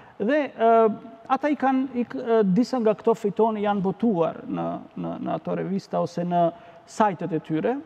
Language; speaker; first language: Albanian; native; Albanian